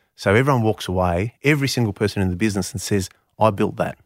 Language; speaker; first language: English; non-native, local second language; Greek